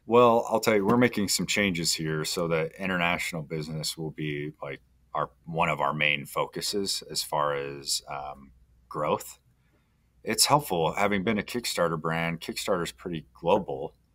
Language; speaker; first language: English; native; English